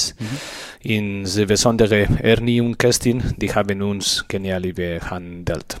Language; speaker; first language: German; non-native, learner; Spanish